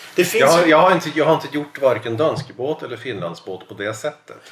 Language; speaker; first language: Swedish; non-native, fluent; Norwegian